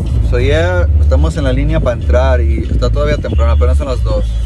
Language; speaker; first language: Spanish; early bilingual, heritage; Spanish